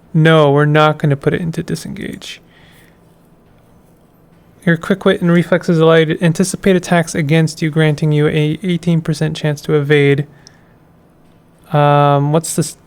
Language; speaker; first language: English; native; English